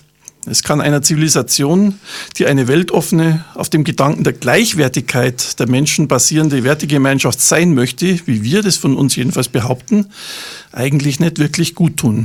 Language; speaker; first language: German; native; German